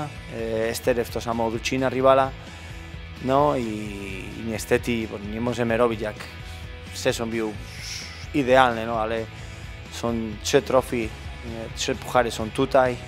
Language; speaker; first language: Polish; non-native, learner; Spanish